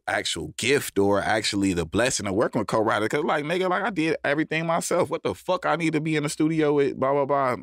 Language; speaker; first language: English; native; English